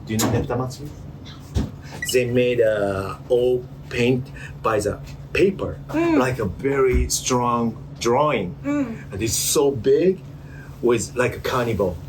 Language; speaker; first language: English; non-native, learner; Japanese